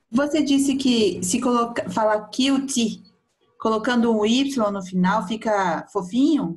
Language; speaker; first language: Portuguese; native; Portuguese